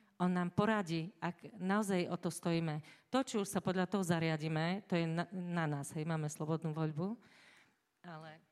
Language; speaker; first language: Slovak; native; Slovak